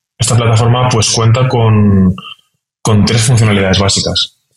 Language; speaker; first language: Spanish; native; Spanish